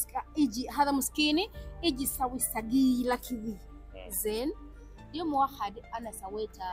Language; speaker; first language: Arabic; non-native, learner; Ganda